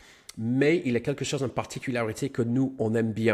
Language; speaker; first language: French; non-native, fluent; English